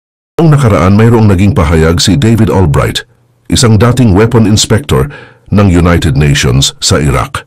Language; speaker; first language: Filipino; native; Filipino